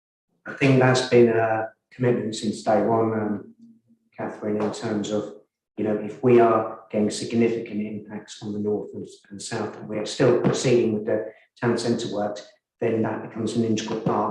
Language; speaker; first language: English; native; English